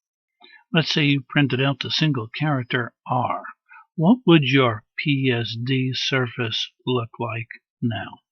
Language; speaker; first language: English; native; English